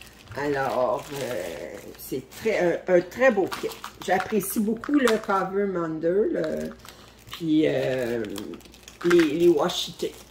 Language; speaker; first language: French; native; French